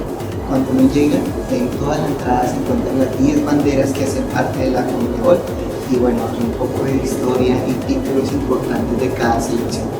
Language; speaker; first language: Spanish; native; Spanish